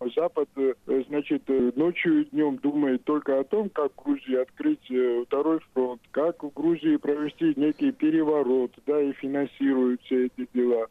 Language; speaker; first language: Russian; non-native, local second language; Georgian